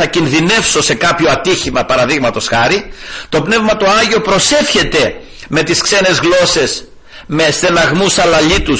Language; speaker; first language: Greek; native; Greek